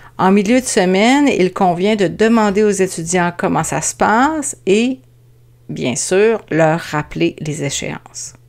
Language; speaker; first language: French; native; French